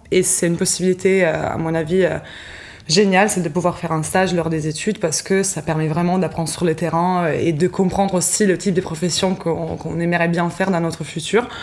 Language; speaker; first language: French; non-native, fluent; Italian